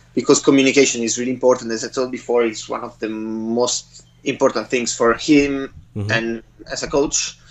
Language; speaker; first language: English; non-native, fluent; Italian